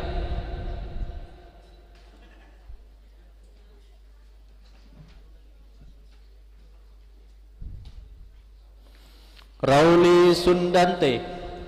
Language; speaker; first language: Indonesian; native; Indonesian